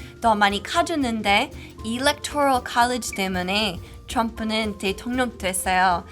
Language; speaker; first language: Korean; non-native, fluent; English